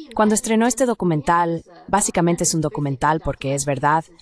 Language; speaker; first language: Spanish; non-native, fluent; Chinese